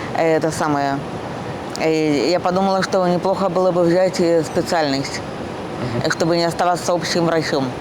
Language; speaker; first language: Russian; native; Russian